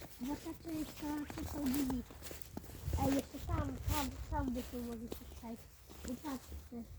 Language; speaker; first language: Polish; native; Polish